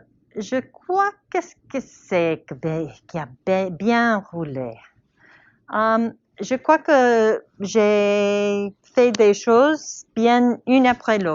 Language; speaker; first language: French; non-native, learner; English